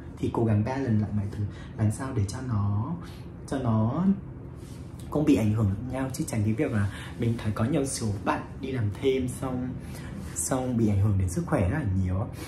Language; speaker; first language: Vietnamese; native; Vietnamese